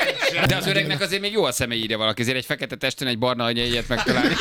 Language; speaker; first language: Hungarian; native; Hungarian